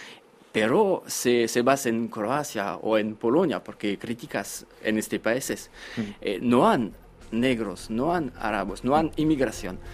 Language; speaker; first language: Spanish; non-native, fluent; French